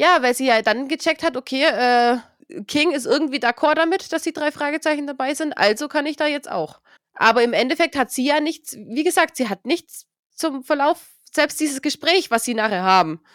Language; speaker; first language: German; native; German